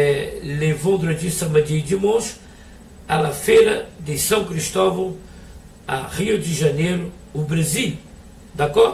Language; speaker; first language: French; non-native, learner; Portuguese